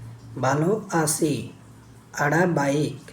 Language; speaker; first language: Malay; non-native, learner; Bangla